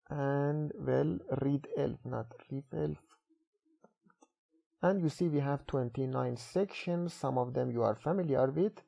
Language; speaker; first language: English; non-native, fluent; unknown